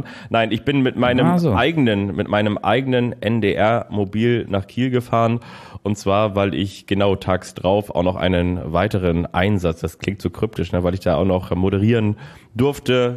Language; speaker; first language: German; native; German